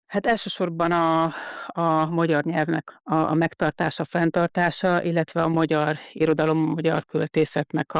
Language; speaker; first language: Hungarian; native; Hungarian